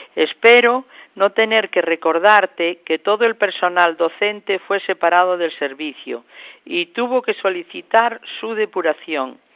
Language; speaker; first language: Spanish; native; Spanish